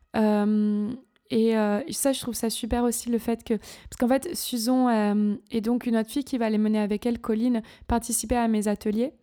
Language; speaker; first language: French; native; French